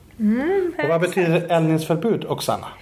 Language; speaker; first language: Swedish; non-native, fluent; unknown